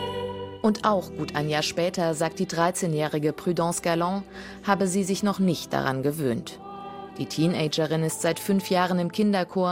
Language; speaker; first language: German; native; German